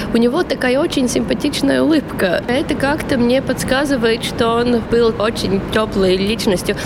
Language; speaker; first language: Russian; non-native, local second language; Latvian